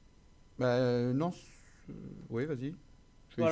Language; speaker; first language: French; native; French